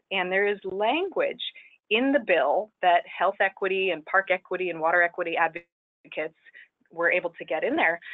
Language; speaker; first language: English; native; English